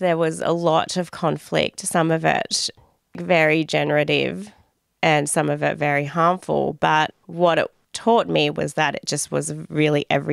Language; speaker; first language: English; native; English